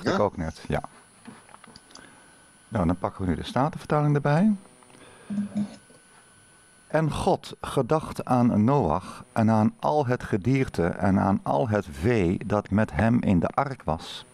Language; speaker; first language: Dutch; native; Dutch